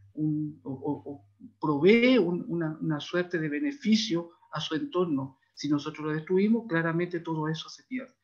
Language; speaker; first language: Spanish; native; Spanish